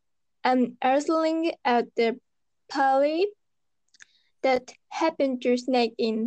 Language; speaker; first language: English; non-native, learner; Japanese